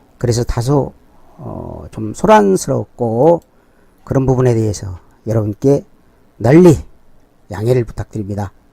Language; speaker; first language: Korean; native; Korean